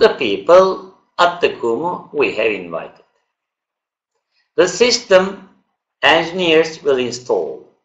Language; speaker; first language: English; non-native, fluent; Turkish